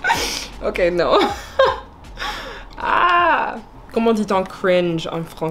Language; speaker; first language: French; non-native, learner; English